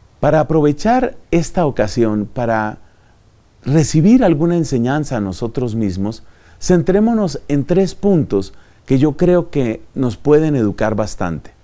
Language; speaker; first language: Spanish; native; Spanish